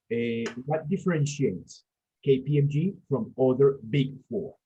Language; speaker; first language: English; non-native, fluent; Spanish